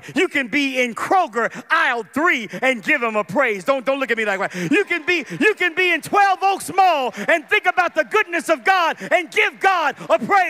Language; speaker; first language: English; native; English